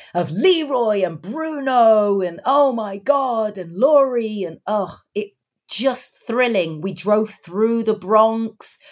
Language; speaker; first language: English; native; English